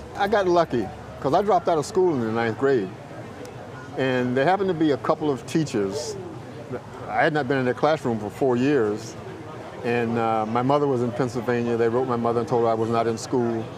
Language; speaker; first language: English; native; English